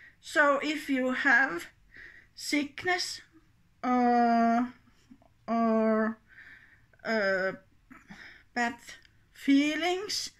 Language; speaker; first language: English; non-native, learner; Finnish